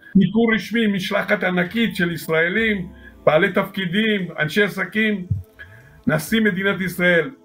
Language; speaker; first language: Hebrew; non-native, fluent; Georgian